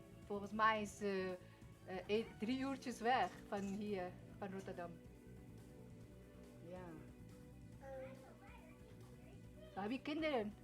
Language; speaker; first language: Dutch; early bilingual, other home language; Persian